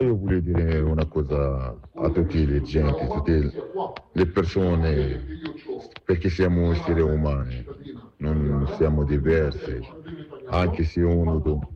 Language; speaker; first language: Italian; non-native, learner; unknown